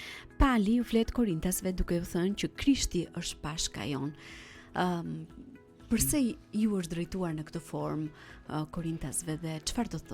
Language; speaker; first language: Albanian; native; Albanian